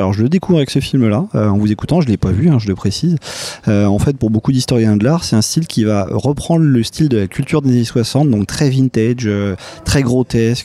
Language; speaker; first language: French; native; French